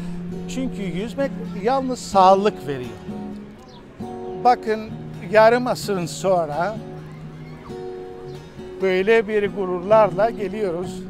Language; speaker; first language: Turkish; non-native, local second language; Greek